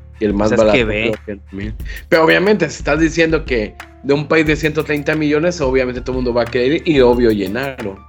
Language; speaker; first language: Spanish; native; Spanish